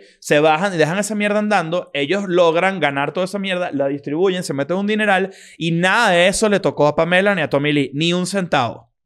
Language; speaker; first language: Spanish; native; Spanish